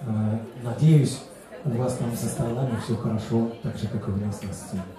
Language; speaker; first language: Russian; native; Russian